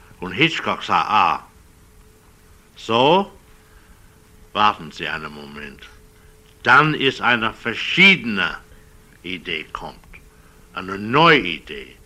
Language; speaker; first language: German; non-native, learner; English